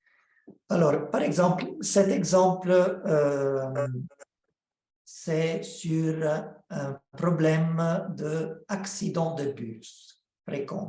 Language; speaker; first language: French; non-native, fluent; Italian